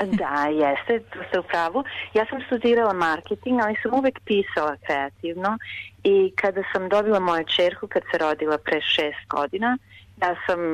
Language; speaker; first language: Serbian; early bilingual, heritage; Serbian